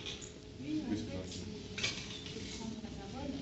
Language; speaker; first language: French; non-native, local second language; Arabic